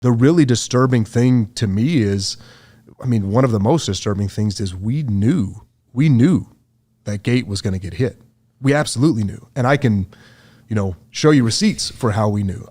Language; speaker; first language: English; native; English